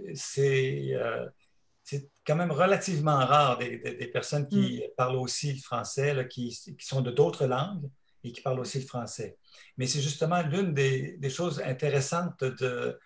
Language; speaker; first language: French; native; French